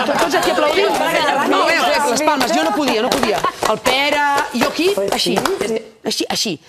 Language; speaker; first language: Catalan; native; Catalan